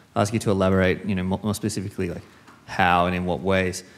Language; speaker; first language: English; non-native, fluent; Khmer